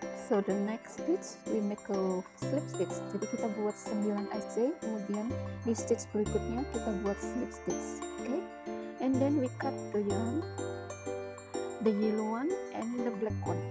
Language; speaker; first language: English; non-native, learner; Indonesian